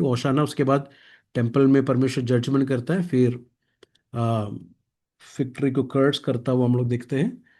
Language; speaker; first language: Hindi; non-native, local second language; Malayalam